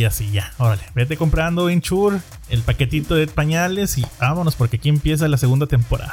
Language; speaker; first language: Spanish; native; Spanish